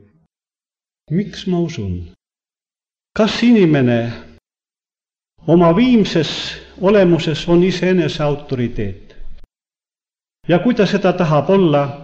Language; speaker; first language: Estonian; native; Estonian